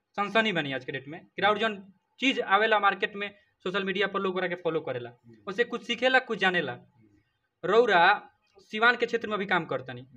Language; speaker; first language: Bhojpuri; native; Bhojpuri